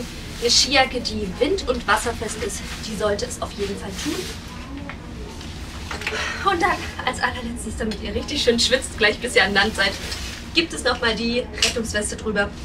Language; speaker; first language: German; native; German